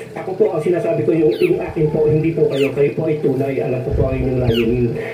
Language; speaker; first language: Filipino; non-native, local second language; Cebuano